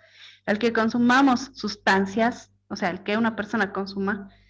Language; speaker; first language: Spanish; native; Spanish